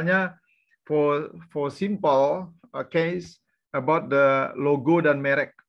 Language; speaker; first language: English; non-native, learner; Indonesian